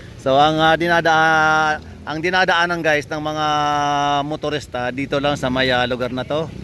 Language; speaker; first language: Filipino; native; Filipino